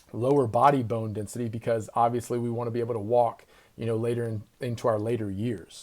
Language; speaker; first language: English; native; English